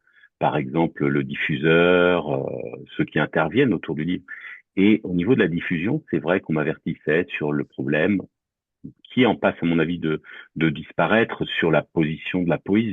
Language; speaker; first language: French; native; French